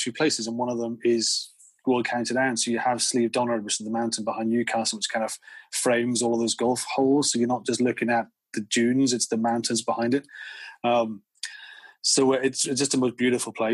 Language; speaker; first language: English; native; English